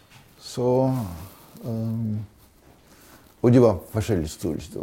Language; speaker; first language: Norwegian; non-native, fluent; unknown